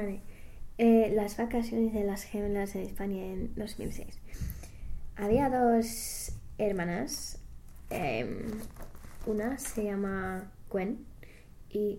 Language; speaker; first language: Spanish; non-native, learner; English